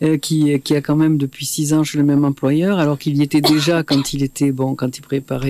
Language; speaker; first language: French; native; French